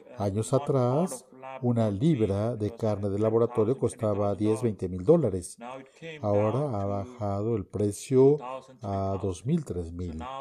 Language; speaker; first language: Spanish; non-native, fluent; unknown